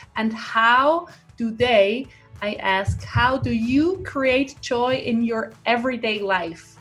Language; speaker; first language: English; non-native, fluent; Swiss German